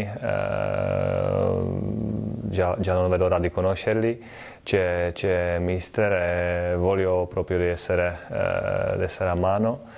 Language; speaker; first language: Italian; non-native, fluent; Czech